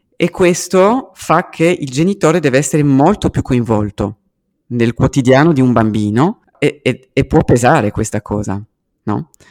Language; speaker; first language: Italian; early bilingual, heritage; French